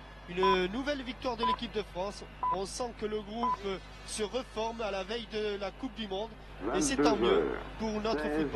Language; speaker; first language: French; native; French